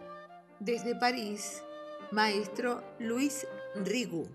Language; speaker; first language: Spanish; native; Spanish